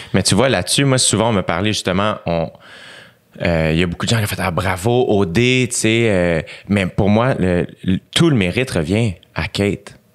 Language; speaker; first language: French; native; French